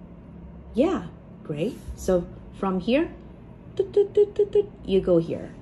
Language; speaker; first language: English; non-native, fluent; Thai